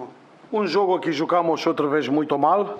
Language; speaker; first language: Portuguese; non-native, learner; Romanian